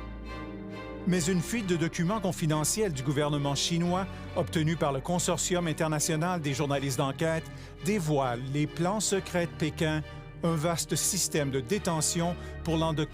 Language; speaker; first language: French; native; French